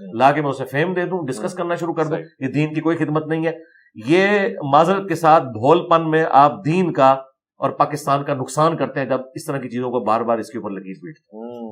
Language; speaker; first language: Urdu; native; Urdu